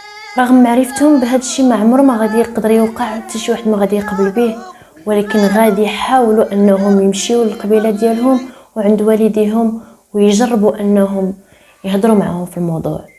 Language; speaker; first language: Arabic; native; Arabic